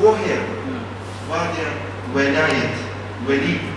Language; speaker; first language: German; non-native, fluent; Turkish